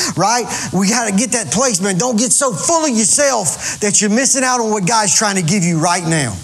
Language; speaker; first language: English; native; English